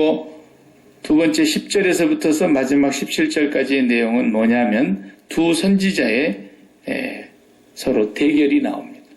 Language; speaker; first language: Korean; native; Korean